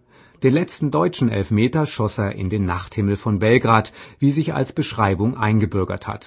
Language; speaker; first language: German; native; German